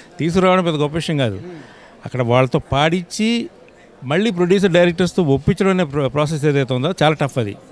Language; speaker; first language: Telugu; native; Telugu